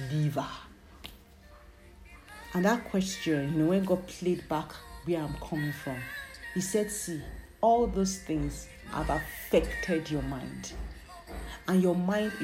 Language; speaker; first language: English; non-native, local second language; Yoruba